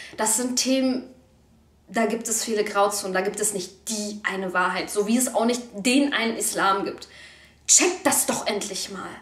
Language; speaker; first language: German; early bilingual, other home language; Turkish